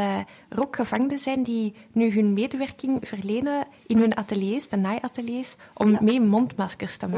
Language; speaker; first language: Dutch; native; Dutch